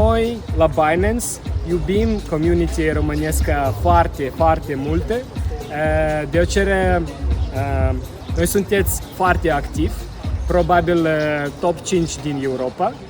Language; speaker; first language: Romanian; non-native, learner; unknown